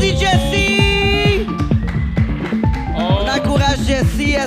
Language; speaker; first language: French; native; French